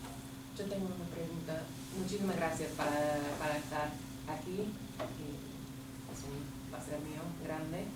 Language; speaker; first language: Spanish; non-native, learner; English